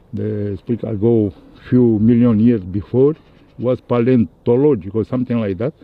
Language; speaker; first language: English; non-native, learner; Romanian